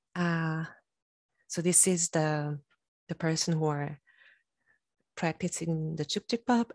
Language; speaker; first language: English; non-native, fluent; Korean